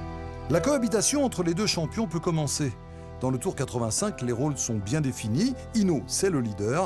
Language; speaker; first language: French; native; French